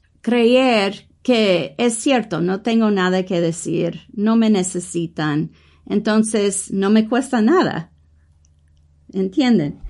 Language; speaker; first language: Spanish; non-native, learner; English